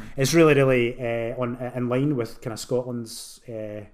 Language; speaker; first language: English; native; English